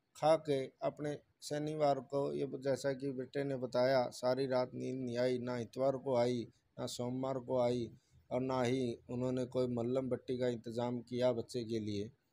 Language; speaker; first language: Hindi; native; Hindi